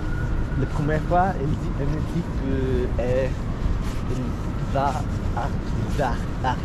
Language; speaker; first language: French; non-native, learner; Spanish